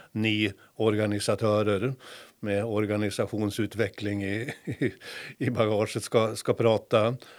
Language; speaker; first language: Swedish; native; Swedish